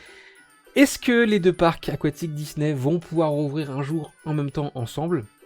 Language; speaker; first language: French; native; French